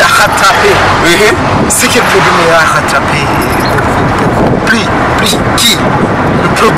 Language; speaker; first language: French; non-native, learner; Rundi